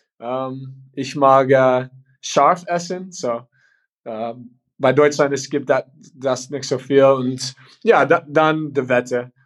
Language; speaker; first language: German; non-native, learner; English